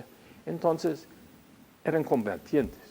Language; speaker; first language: Spanish; non-native, fluent; English